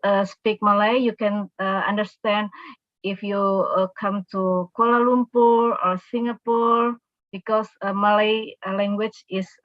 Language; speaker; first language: English; non-native, local second language; Indonesian